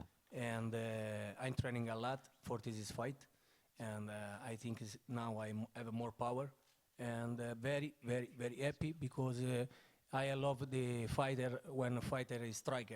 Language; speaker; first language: English; non-native, learner; Italian